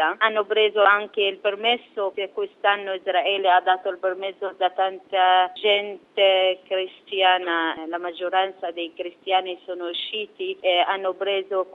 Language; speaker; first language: Italian; non-native, fluent; Arabic